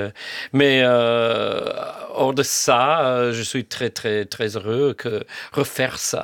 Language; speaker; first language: French; non-native, fluent; English